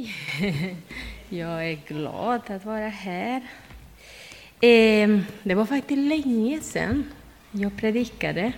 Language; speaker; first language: Swedish; non-native, learner; Spanish